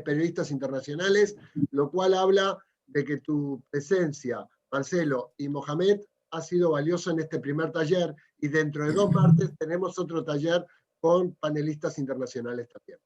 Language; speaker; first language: Spanish; native; Spanish